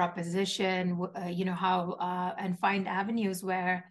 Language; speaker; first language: English; non-native, local second language; Malayalam